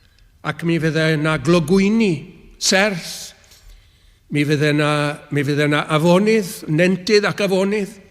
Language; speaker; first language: Welsh; native; Welsh